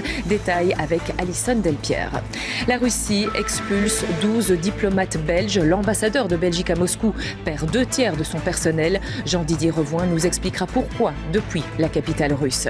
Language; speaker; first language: French; native; French